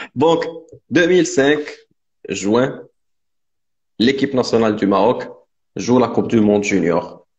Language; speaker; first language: French; non-native, local second language; Arabic